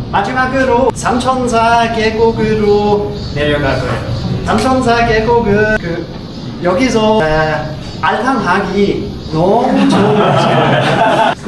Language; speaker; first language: Korean; non-native, fluent; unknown